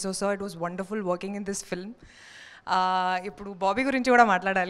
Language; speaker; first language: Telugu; non-native, learner; Hindi